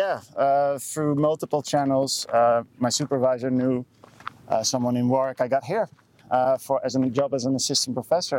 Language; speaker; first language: English; non-native, fluent; Dutch